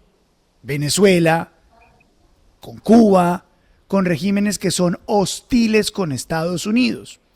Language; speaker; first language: Spanish; native; Spanish